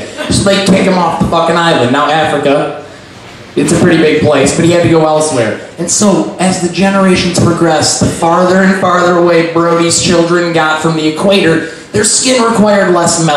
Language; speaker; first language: English; native; English